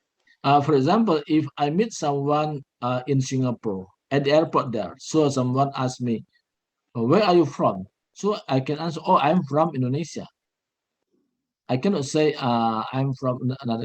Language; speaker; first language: English; non-native, learner; Indonesian